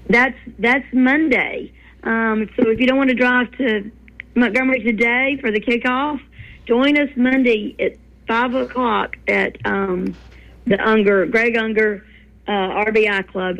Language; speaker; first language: English; native; English